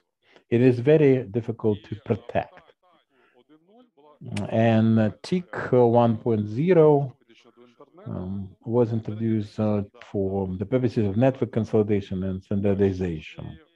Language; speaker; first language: English; non-native, learner; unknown